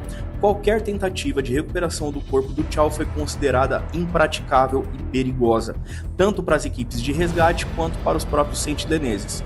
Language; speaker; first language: Portuguese; native; Portuguese